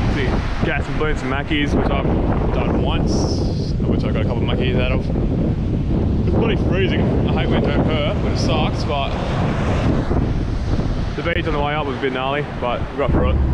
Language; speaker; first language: English; native; English